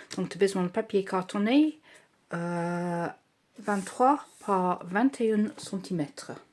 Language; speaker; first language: French; non-native, learner; English